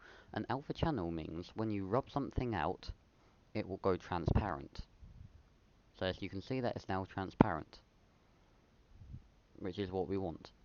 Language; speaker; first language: English; native; English